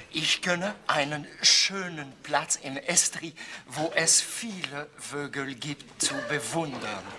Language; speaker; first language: German; non-native, learner; French